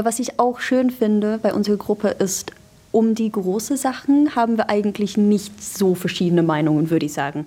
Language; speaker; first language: German; non-native, fluent; English